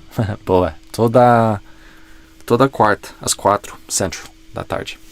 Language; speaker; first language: Portuguese; non-native, fluent; English